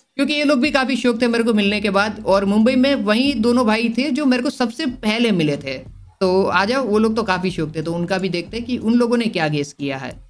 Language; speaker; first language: Hindi; non-native, local second language; Gujarati